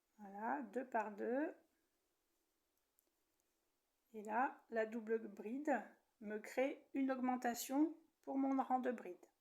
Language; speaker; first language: French; native; French